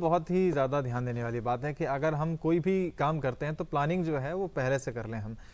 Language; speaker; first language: Hindi; native; Hindi